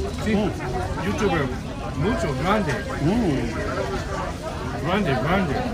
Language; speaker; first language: Spanish; non-native, learner; English